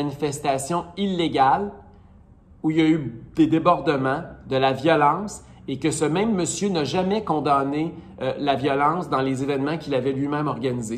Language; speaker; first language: French; native; French